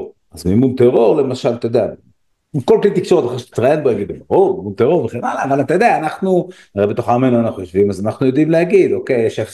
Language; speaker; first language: Hebrew; native; Hebrew